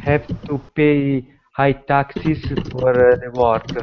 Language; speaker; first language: English; non-native, learner; Italian